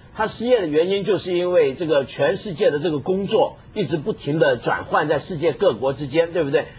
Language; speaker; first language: Chinese; non-native, local second language; Cantonese